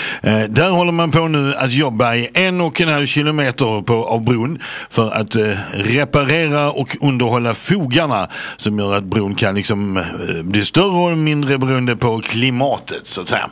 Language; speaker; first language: Swedish; native; Swedish